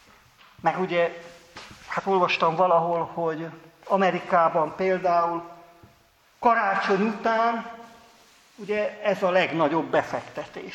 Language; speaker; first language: Hungarian; native; Hungarian